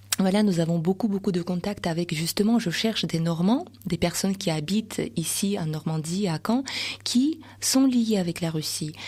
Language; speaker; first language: French; non-native, fluent; Russian